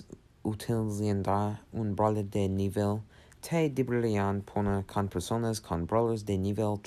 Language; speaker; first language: Spanish; non-native, learner; English